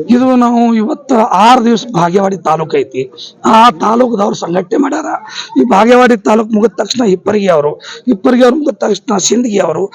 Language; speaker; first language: Kannada; non-native, local second language; Lambadi